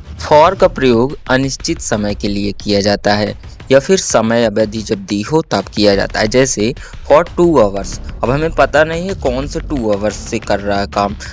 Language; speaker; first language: Hindi; native; Hindi